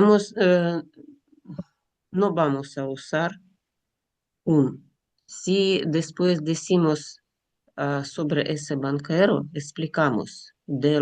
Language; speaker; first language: Spanish; non-native, learner; Russian